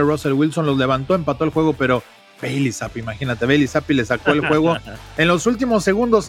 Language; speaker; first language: Spanish; native; Spanish